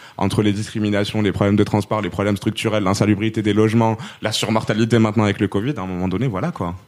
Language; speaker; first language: French; non-native, local second language; Arabic